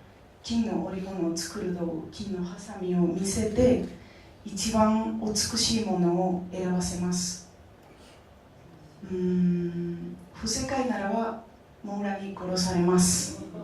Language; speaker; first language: Japanese; non-native, fluent; Spanish